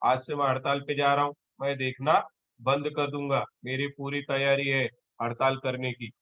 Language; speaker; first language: Hindi; non-native, local second language; Marathi